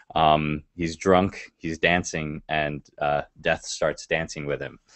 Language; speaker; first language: English; native; English